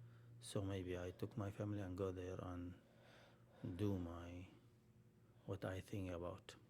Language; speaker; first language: English; non-native, learner; Arabic